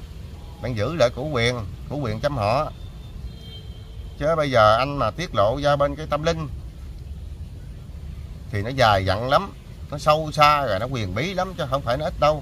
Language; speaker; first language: Vietnamese; native; Vietnamese